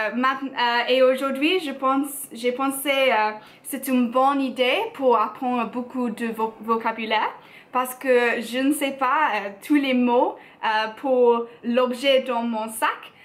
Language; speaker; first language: French; non-native, learner; English